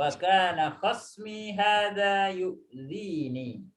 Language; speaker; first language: Arabic; non-native, fluent; Indonesian